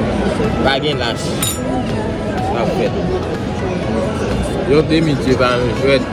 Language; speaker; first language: French; non-native, learner; Haitian Creole